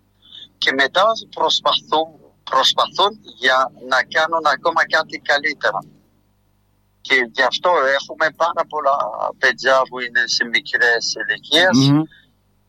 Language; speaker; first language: Greek; non-native, fluent; French